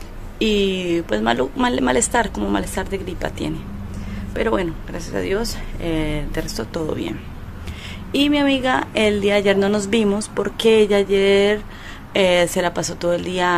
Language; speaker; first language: Spanish; native; Spanish